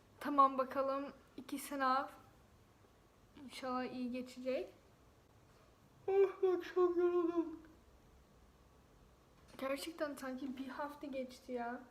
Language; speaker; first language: Turkish; non-native, fluent; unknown